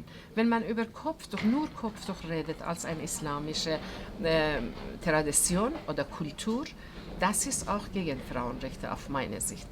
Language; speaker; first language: German; non-native, fluent; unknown